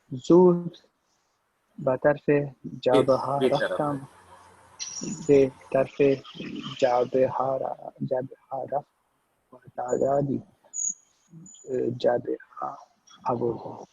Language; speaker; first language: Persian; non-native, learner; Urdu